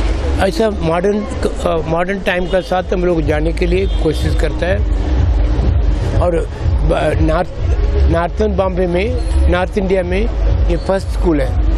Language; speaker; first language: Hindi; non-native, local second language; Tamil